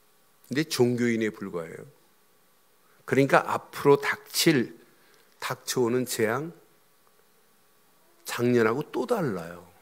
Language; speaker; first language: Korean; native; Korean